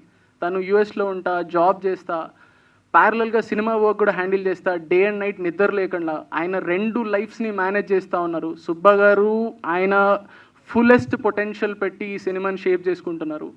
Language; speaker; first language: Telugu; native; Telugu